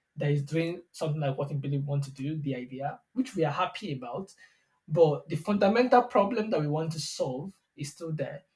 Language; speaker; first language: English; non-native, local second language; Yoruba